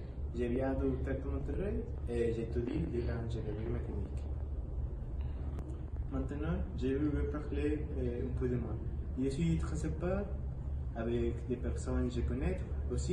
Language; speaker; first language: French; non-native, learner; Spanish